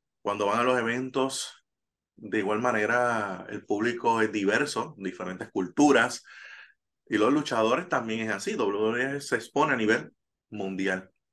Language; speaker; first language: Spanish; native; Spanish